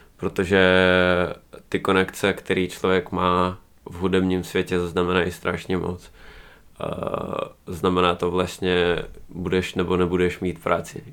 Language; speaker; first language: Czech; non-native, fluent; Russian